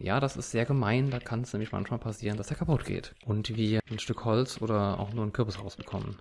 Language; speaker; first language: German; native; German